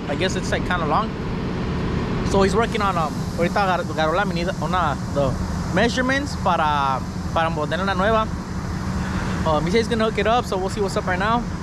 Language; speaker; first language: English; early bilingual, other home language; Spanish